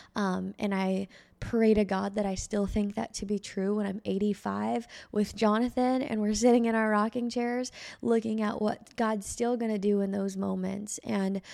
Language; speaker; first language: English; early bilingual, other home language; Filipino